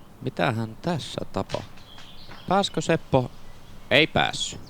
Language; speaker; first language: Finnish; native; Finnish